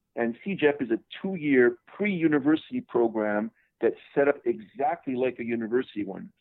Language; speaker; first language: English; native; English